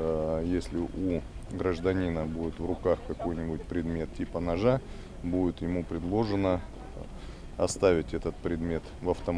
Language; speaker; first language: Russian; native; Russian